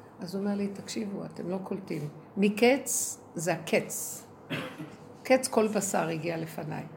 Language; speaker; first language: Hebrew; native; Hebrew